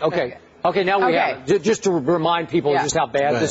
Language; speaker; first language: English; native; English